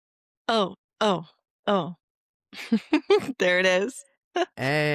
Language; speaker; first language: English; native; English